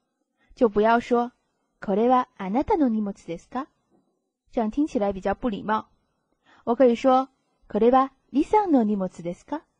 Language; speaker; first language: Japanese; non-native, fluent; Chinese